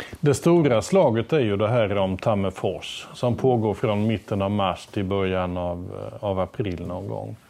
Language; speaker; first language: Swedish; native; Swedish